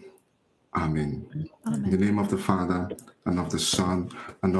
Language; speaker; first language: English; non-native, local second language; Igbo